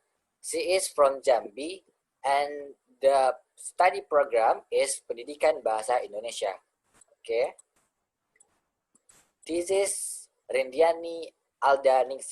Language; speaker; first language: English; non-native, learner; Indonesian